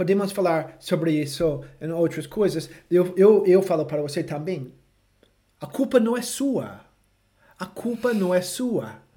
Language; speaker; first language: Portuguese; non-native, fluent; English